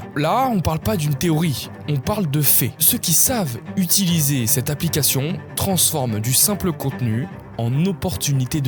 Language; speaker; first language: French; native; French